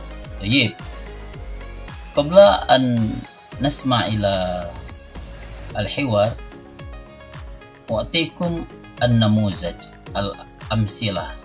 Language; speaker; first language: Arabic; non-native, fluent; Indonesian